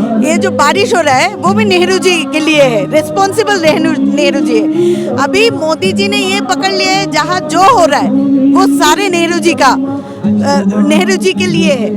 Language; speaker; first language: Hindi; non-native, local second language; Bangla